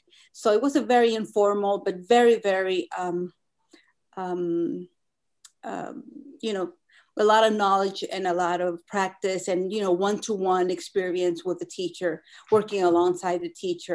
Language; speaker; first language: English; non-native, fluent; Spanish